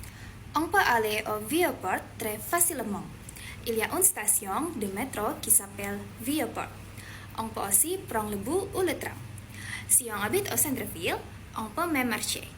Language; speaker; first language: French; non-native, learner; Indonesian